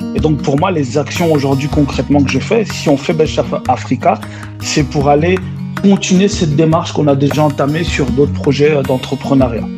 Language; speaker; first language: French; native; French